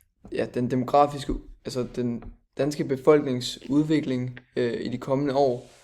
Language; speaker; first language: Danish; native; Danish